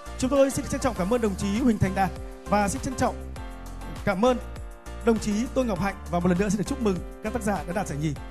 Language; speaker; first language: Vietnamese; native; Vietnamese